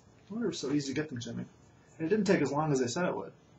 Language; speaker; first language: English; native; English